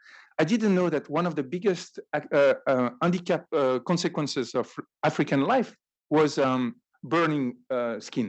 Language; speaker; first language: English; non-native, fluent; French